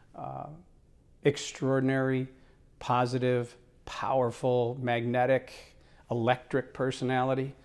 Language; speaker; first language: English; native; English